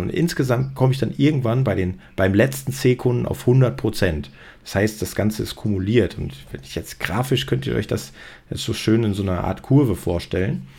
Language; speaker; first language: German; native; German